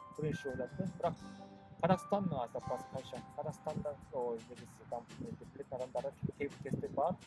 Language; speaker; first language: Kazakh; non-native, learner; Korean